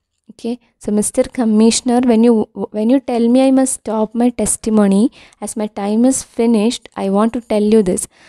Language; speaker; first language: English; non-native, local second language; Malayalam